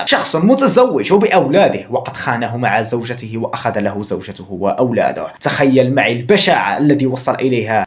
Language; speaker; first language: Arabic; native; Arabic